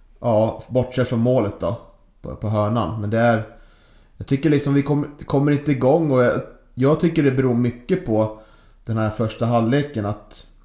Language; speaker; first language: Swedish; native; Swedish